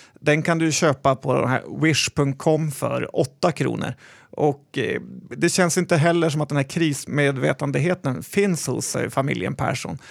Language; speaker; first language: Swedish; native; Swedish